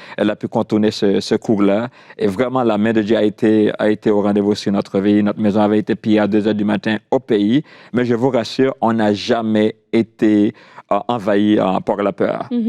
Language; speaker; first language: French; non-native, local second language; Haitian Creole